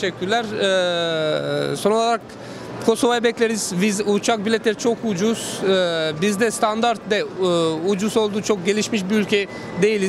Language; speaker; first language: Turkish; non-native, fluent; Albanian